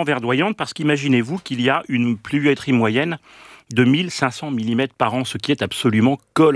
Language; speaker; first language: French; native; French